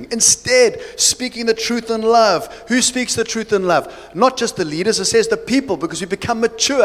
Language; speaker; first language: English; native; English